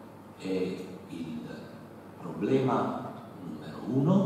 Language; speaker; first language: Spanish; non-native, learner; Italian